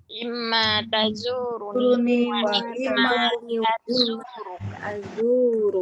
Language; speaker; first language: Arabic; non-native, learner; Indonesian